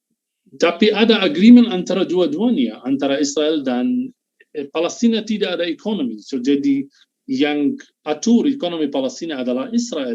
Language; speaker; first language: Indonesian; non-native, fluent; Arabic